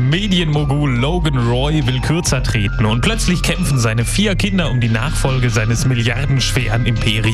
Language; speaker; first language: German; native; German